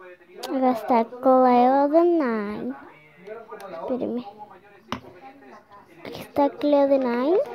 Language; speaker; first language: Spanish; native; Spanish